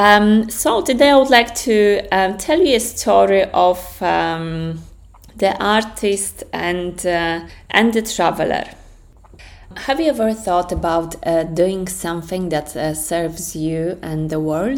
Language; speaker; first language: English; non-native, fluent; Polish